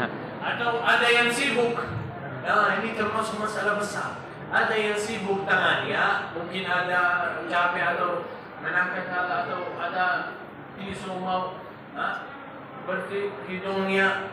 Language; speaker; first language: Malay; non-native, fluent; Arabic